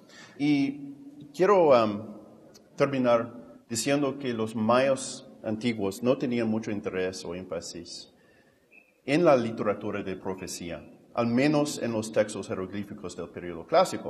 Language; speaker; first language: Spanish; non-native, fluent; English